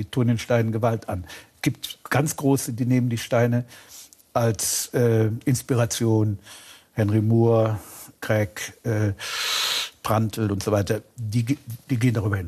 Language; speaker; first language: German; native; German